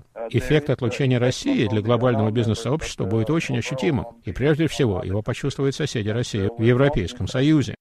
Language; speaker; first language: Russian; native; Russian